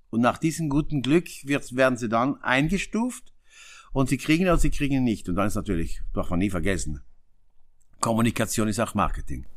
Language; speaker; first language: German; native; German